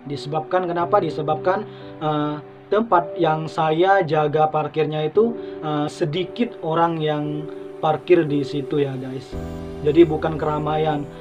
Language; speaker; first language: Indonesian; non-native, local second language; Madurese